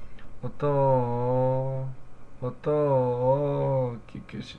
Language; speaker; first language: Japanese; non-native, learner; English